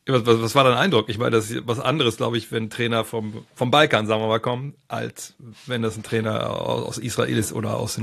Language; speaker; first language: German; native; German